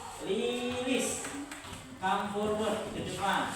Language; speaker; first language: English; non-native, learner; Indonesian